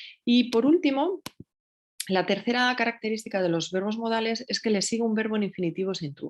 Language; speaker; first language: Spanish; native; Spanish